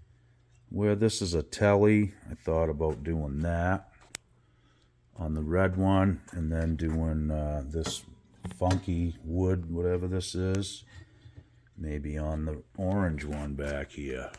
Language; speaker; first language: English; native; English